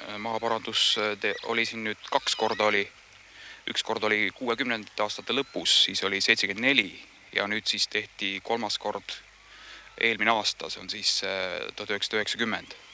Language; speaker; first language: Estonian; native; Estonian